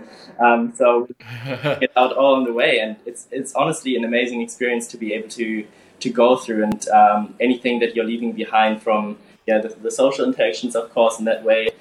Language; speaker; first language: English; early bilingual, other home language; German